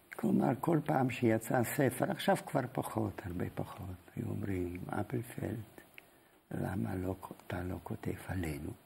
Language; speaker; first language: Hebrew; non-native, fluent; German